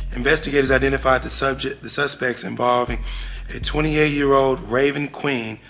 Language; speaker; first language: English; native; English